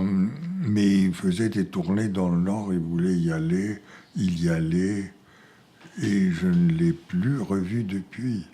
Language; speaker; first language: French; non-native, fluent; Bulgarian